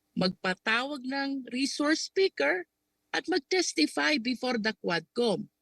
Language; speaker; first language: Filipino; native; Filipino